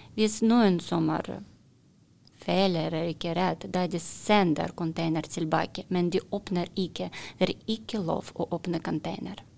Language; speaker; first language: Norwegian; non-native, learner; Russian